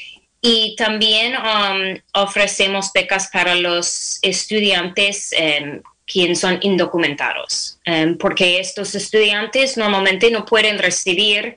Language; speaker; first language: Spanish; non-native, fluent; English